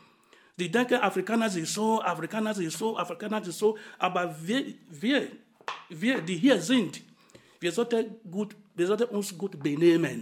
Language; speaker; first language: German; non-native, fluent; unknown